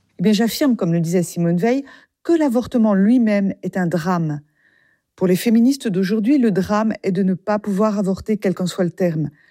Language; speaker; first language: French; native; French